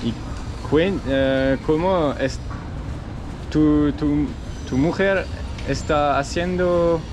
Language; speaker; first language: Spanish; non-native, learner; French